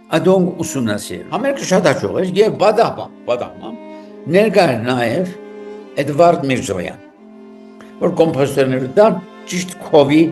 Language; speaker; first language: Armenian; early bilingual, heritage; Armenian